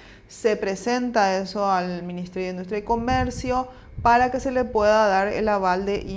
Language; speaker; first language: Spanish; native; Spanish